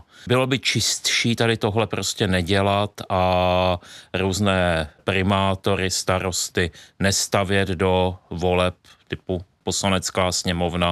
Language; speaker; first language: Czech; native; Czech